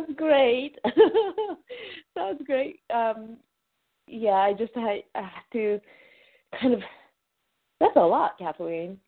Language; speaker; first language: English; non-native, fluent; Japanese